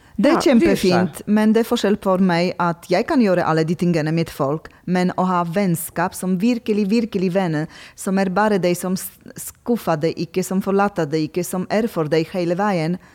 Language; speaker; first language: Norwegian; non-native, fluent; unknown